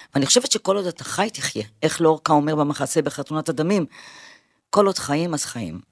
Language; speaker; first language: Hebrew; early bilingual, other home language; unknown